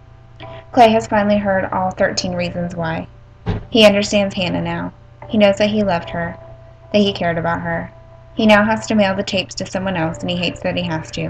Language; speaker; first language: English; native; English